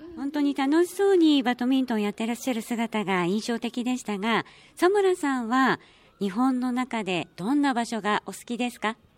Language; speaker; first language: Japanese; native; Japanese